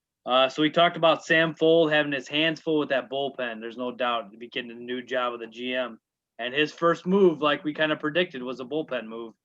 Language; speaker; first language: English; native; English